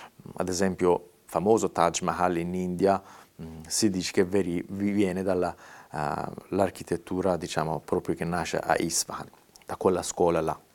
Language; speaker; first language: Italian; non-native, fluent; Persian